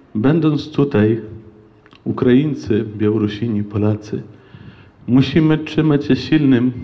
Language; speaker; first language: Polish; non-native, fluent; Ukrainian